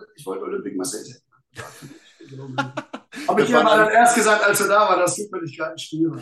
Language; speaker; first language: German; native; German